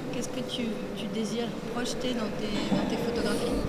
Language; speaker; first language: Spanish; non-native, learner; French